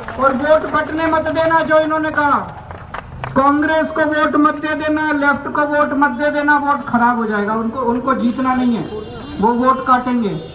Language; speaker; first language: Hindi; native; Hindi